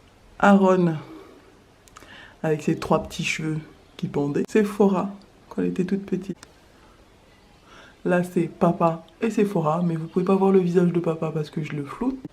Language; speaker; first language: French; native; French